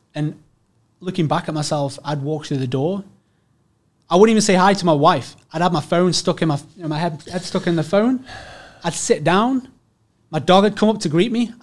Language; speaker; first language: English; native; English